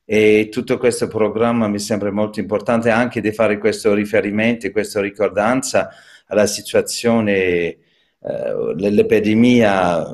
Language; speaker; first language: Italian; non-native, learner; English